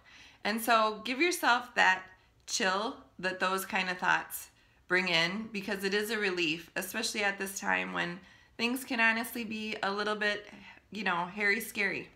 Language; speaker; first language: English; native; English